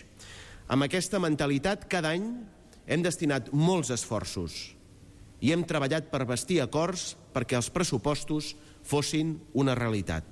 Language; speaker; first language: Catalan; native; Catalan